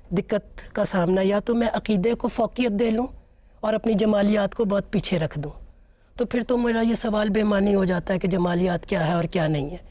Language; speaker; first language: Urdu; native; Urdu